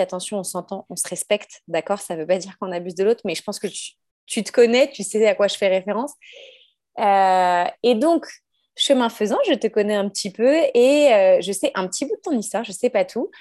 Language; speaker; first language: French; native; French